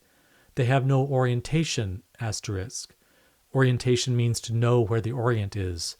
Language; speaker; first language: English; native; English